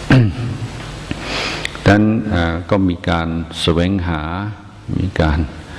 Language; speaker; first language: Thai; non-native, fluent; English